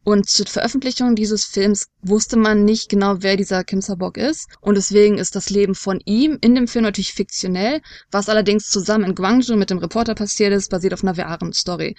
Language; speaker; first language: German; native; German